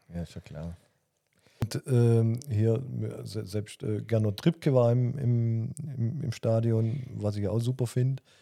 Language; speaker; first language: German; native; German